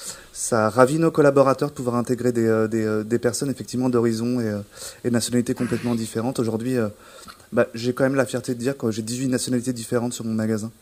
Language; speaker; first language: French; native; French